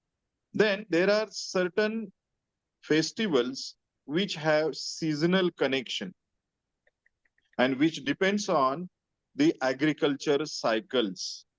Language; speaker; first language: English; non-native, local second language; Marathi